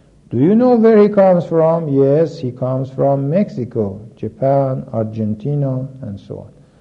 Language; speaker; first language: English; non-native, fluent; Persian